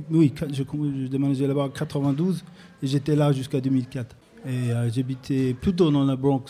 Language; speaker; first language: French; non-native, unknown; English